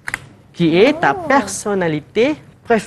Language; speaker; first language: French; non-native, fluent; Malay